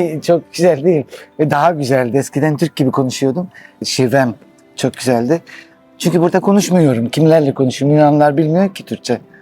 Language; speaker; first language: Turkish; non-native, local second language; Greek